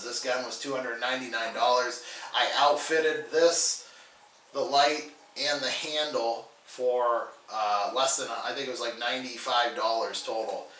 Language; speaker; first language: English; native; English